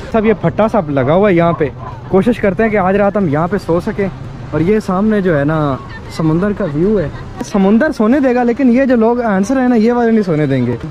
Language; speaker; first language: Urdu; non-native, local second language; Punjabi